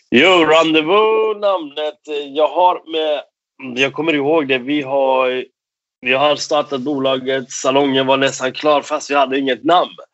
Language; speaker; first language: Swedish; non-native, fluent; Persian